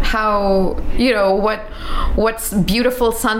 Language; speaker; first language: English; native; English